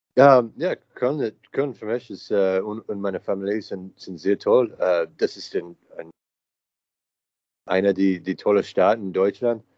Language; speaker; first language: German; non-native, learner; English